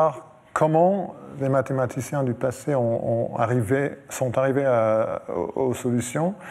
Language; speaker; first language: French; non-native, fluent; English